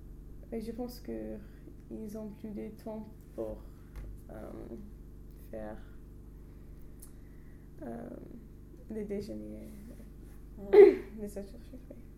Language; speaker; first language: French; non-native, learner; English